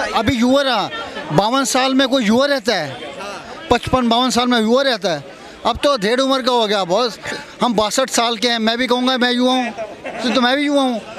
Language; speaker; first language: Hindi; native; Hindi